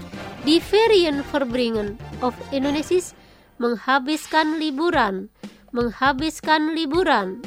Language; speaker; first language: German; non-native, learner; Indonesian